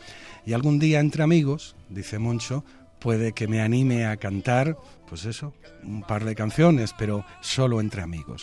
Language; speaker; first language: Spanish; native; Spanish